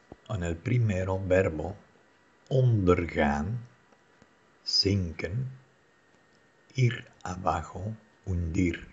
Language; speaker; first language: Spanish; non-native, fluent; Dutch